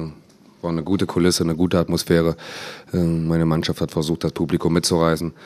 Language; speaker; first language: German; native; German